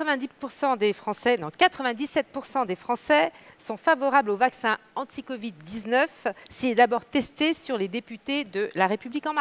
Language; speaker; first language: French; native; French